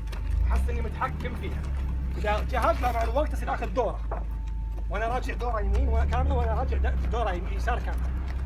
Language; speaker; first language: Arabic; native; Arabic